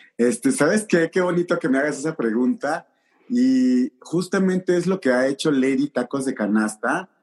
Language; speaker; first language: Spanish; native; Spanish